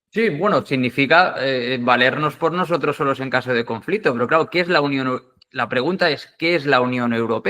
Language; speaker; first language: Spanish; native; Spanish